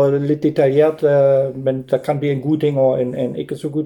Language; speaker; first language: Norwegian; non-native, fluent; German